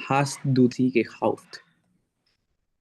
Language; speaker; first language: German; non-native, learner; Spanish